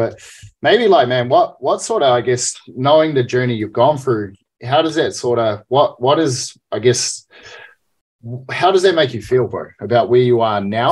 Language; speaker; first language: English; native; English